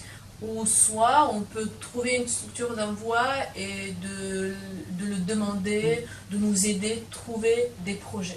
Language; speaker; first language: French; non-native, fluent; Lithuanian